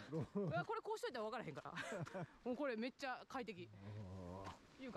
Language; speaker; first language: Japanese; native; Japanese